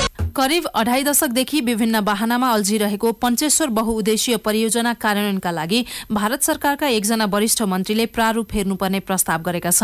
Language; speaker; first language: Nepali; native; Nepali